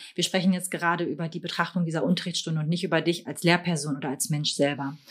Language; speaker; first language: German; native; German